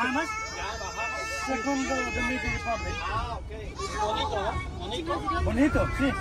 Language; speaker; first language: Spanish; non-native, learner; Nepali